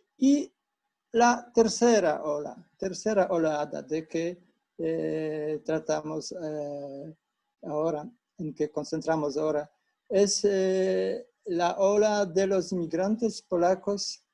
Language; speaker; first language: Spanish; non-native, fluent; Polish